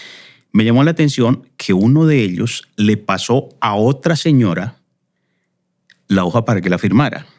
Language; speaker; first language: Spanish; native; Spanish